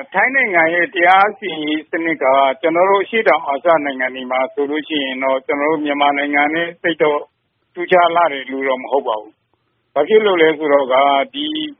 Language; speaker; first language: Burmese; native; Burmese